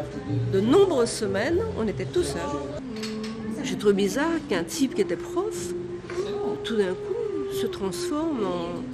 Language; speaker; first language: French; native; French